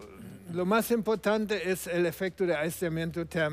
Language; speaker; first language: Spanish; non-native, fluent; German